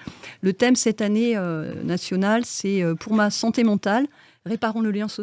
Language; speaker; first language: French; native; French